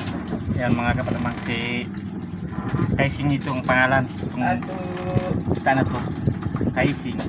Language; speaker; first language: Filipino; non-native, local second language; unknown